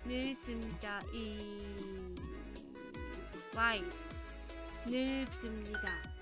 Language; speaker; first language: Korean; non-native, learner; English